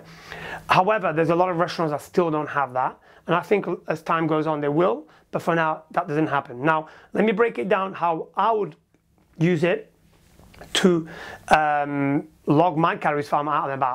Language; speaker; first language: English; native; English